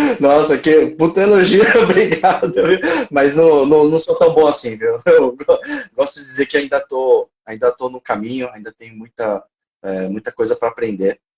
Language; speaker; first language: Portuguese; early bilingual, other home language; Japanese